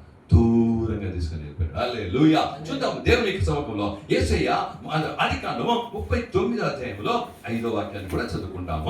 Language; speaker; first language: Telugu; native; Telugu